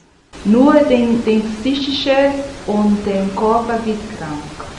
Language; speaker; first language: German; non-native, learner; Portuguese